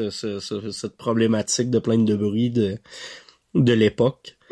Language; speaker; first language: French; native; French